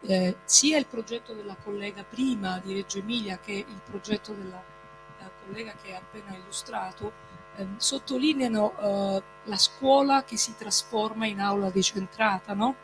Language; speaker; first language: Italian; native; Italian